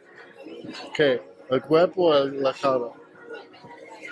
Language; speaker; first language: Spanish; non-native, learner; German